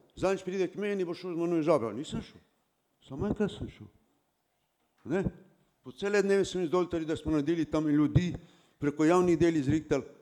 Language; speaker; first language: Slovenian; non-native, local second language; Romany